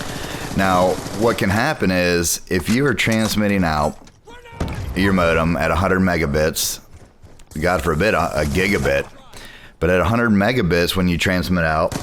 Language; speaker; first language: English; native; English